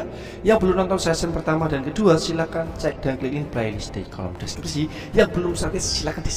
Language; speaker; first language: Indonesian; native; Indonesian